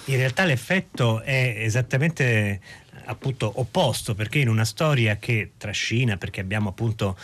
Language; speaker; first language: Italian; native; Italian